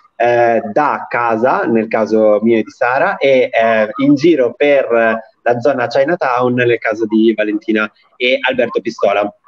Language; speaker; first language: Italian; native; Italian